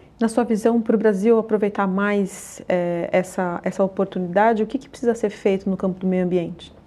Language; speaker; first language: Portuguese; native; Portuguese